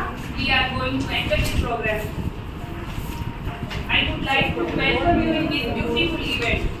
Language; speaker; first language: English; non-native, learner; Hindi